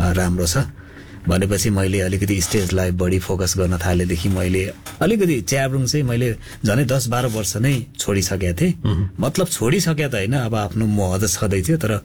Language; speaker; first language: Nepali; non-native, local second language; Limburgish